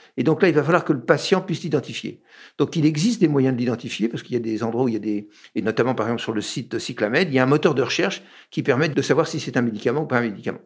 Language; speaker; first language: French; native; French